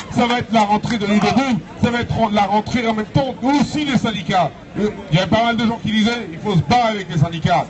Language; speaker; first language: French; native; French